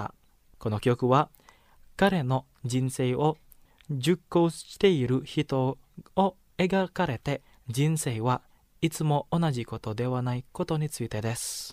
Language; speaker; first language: Japanese; non-native, fluent; Indonesian